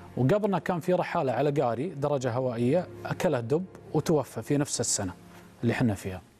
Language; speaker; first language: Arabic; native; Arabic